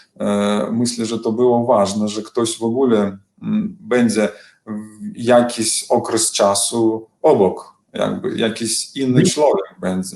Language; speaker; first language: Polish; non-native, learner; Belarusian